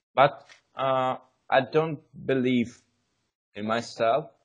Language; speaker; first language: English; non-native, learner; Czech